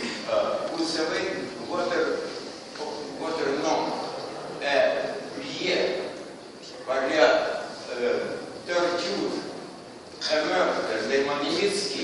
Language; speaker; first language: French; non-native, fluent; Russian